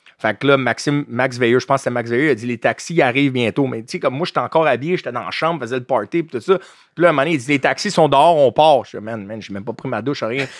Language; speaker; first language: French; native; French